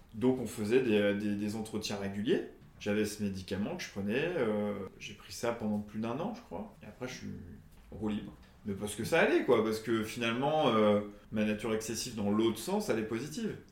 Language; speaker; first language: French; native; French